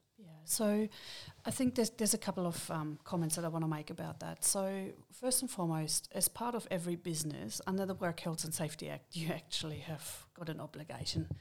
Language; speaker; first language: English; non-native, fluent; German